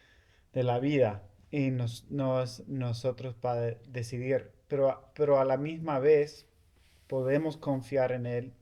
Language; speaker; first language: Spanish; non-native, fluent; English